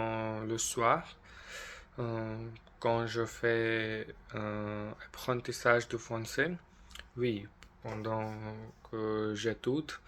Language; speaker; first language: French; non-native, learner; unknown